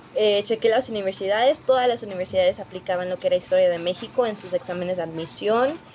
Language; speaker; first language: Spanish; early bilingual, heritage; Spanish